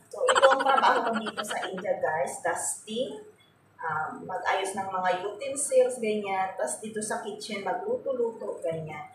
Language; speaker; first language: Filipino; native; Filipino